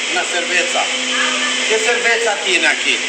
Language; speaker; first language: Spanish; non-native, learner; Albanian